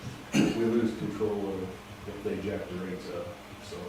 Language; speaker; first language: English; native; English